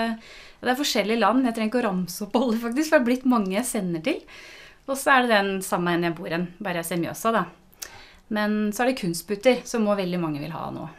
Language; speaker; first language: Norwegian; native; Norwegian